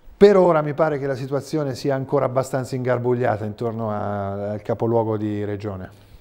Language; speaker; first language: Italian; native; Italian